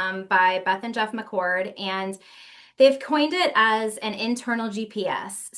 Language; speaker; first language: English; native; English